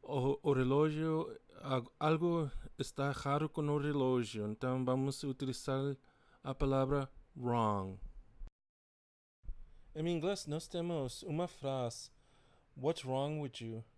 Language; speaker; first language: Portuguese; non-native, fluent; English